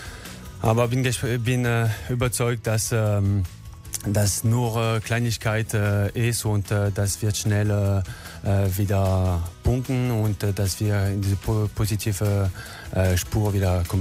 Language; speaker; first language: German; non-native, learner; French